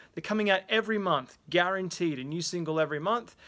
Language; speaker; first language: English; native; English